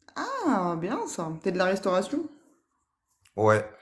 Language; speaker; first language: French; native; French